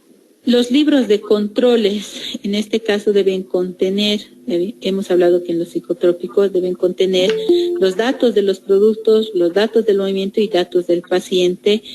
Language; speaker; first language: Spanish; native; Spanish